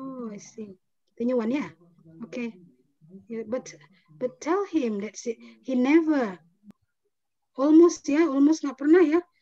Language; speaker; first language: English; non-native, fluent; Indonesian